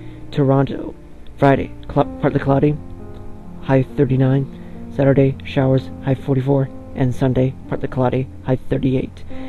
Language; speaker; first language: English; early bilingual, other home language; Spanish